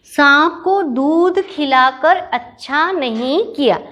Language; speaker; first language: Hindi; non-native, local second language; Gujarati